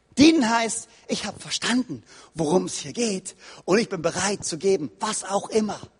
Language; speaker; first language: German; native; German